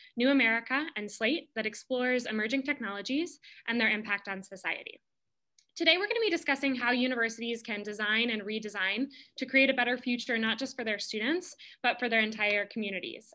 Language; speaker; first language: English; native; English